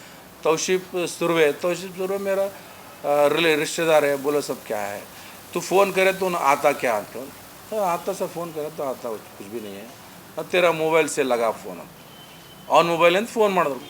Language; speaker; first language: Hindi; non-native, local second language; Kannada